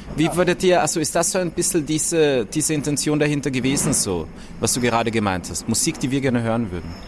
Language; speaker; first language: German; native; German